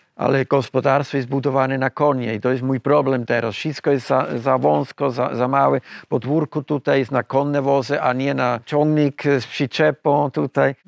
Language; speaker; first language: Polish; non-native, fluent; German